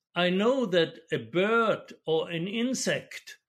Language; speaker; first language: English; non-native, fluent; German